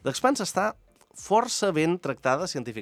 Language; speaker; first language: Catalan; native; Catalan